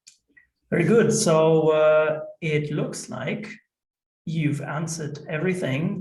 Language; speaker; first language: English; non-native, fluent; German